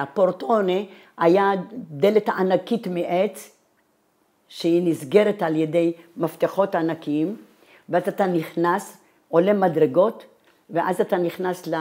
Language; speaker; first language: Hebrew; non-native, fluent; Italian